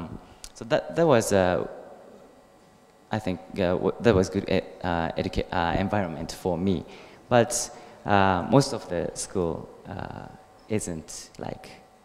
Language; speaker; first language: English; non-native, learner; Japanese